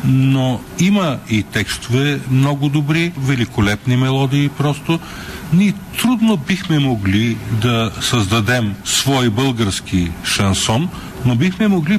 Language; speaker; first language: Bulgarian; native; Bulgarian